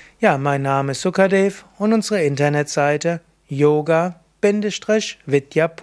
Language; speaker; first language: German; native; German